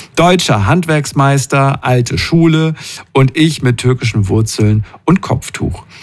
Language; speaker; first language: German; native; German